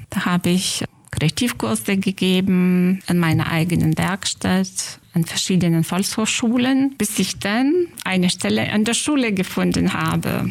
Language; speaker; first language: German; non-native, fluent; Lithuanian